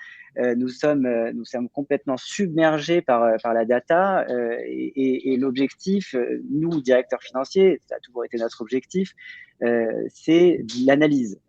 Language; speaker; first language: French; native; French